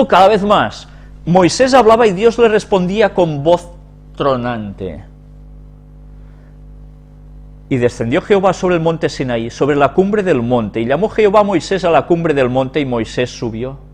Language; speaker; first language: Spanish; native; Spanish